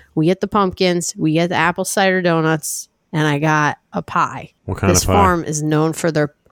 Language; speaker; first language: English; native; English